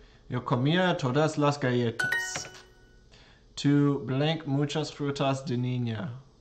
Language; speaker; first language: Spanish; non-native, learner; English